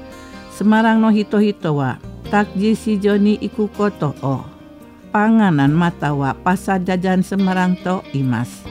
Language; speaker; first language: Japanese; non-native, fluent; Indonesian